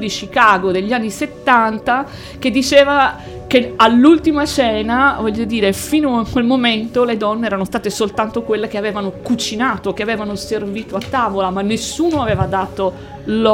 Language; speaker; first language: Italian; native; Italian